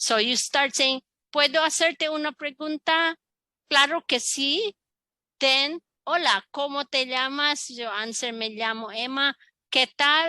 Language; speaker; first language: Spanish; non-native, fluent; Filipino